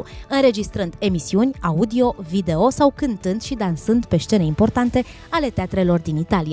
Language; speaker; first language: Romanian; native; Romanian